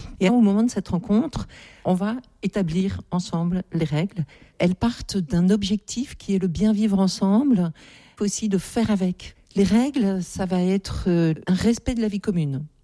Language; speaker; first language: French; native; French